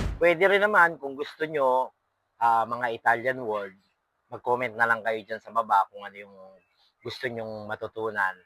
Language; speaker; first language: Filipino; non-native, local second language; Pampanga